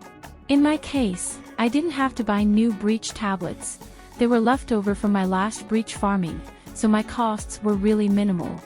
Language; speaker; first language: English; native; English